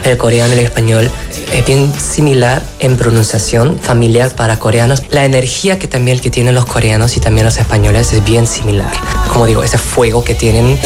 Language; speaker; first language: Spanish; non-native, fluent; Korean